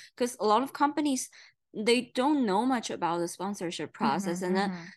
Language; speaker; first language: English; non-native, fluent; Chinese